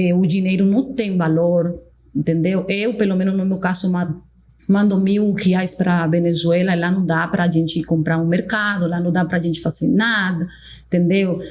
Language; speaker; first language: Portuguese; non-native, fluent; Spanish